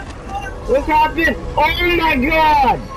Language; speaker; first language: English; native; English